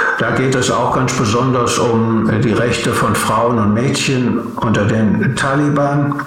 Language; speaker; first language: German; native; German